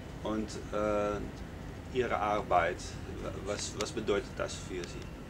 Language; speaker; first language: German; non-native, learner; Dutch